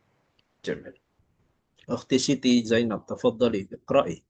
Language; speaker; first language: Arabic; non-native, fluent; Malay